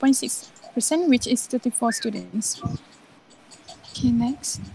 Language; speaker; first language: English; non-native, local second language; Malay